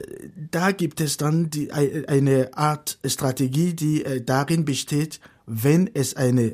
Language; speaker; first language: German; non-native, fluent; Fon